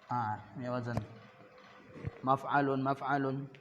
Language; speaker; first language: Arabic; non-native, fluent; Indonesian